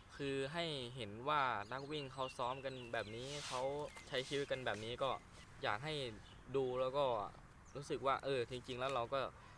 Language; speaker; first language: Thai; native; Thai